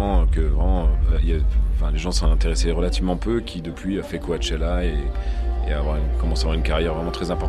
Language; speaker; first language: French; native; French